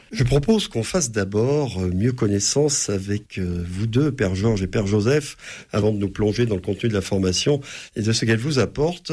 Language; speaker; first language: French; native; French